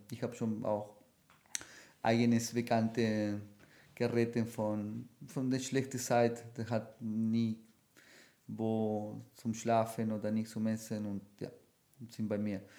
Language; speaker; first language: German; non-native, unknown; Spanish